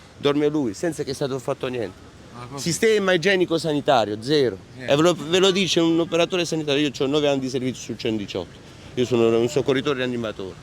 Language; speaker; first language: Italian; native; Italian